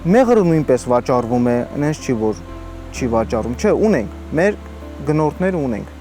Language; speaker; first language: Armenian; native; Armenian